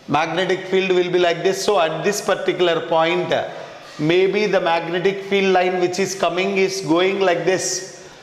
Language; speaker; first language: English; non-native, local second language; Kannada